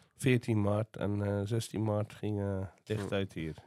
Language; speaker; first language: Dutch; non-native, fluent; Azerbaijani